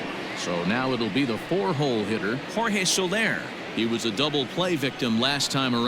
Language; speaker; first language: English; native; English